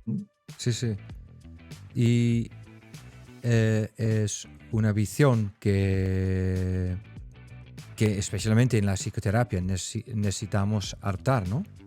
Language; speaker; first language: Spanish; non-native, fluent; Dutch